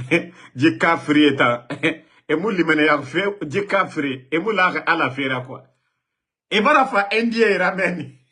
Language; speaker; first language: French; non-native, local second language; Mandingo